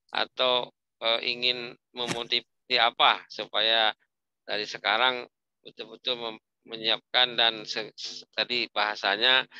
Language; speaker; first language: Indonesian; native; Indonesian